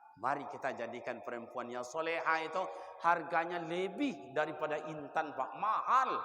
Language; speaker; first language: Malay; non-native, local second language; Minangkabau